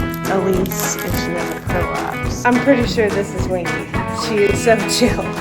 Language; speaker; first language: English; native; English